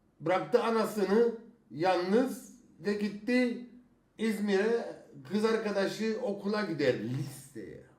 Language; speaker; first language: Turkish; early bilingual, heritage; English